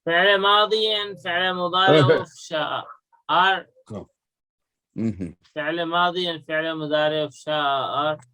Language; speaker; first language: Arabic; non-native, fluent; Urdu